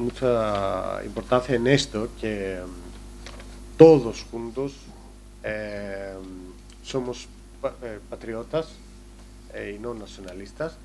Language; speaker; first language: Spanish; non-native, learner; Greek